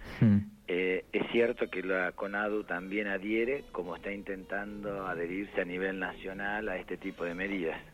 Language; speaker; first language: Spanish; native; Spanish